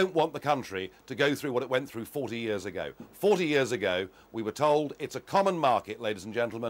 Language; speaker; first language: English; native; English